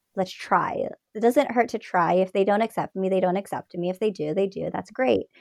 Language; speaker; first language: English; native; English